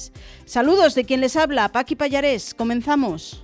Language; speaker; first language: Spanish; native; Spanish